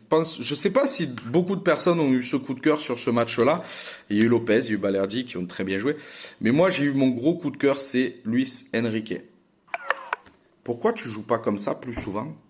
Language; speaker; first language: French; native; French